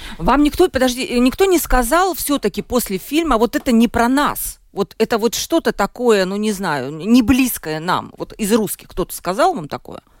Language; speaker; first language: Russian; native; Russian